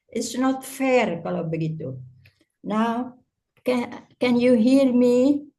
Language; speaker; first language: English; non-native, fluent; Indonesian